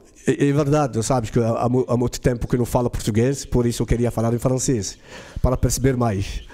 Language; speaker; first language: Portuguese; non-native, fluent; Arabic